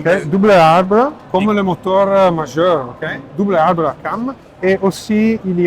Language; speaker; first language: French; non-native, learner; Italian